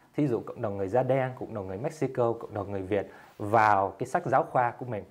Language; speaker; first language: Vietnamese; early bilingual, heritage; Vietnamese